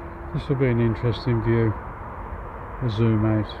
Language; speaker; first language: English; native; English